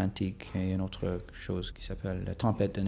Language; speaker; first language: French; non-native, fluent; English